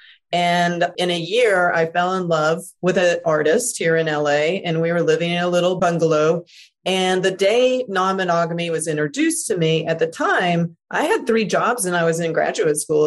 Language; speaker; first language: English; native; English